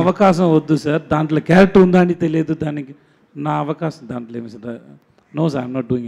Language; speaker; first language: Telugu; non-native, learner; Tamil